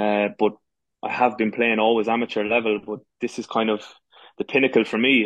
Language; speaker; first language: English; native; English